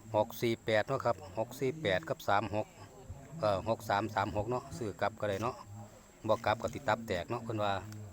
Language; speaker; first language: Thai; native; Thai